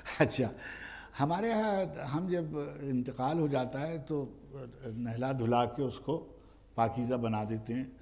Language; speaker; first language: Urdu; native; Urdu